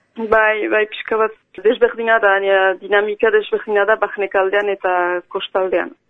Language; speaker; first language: Basque; native; Basque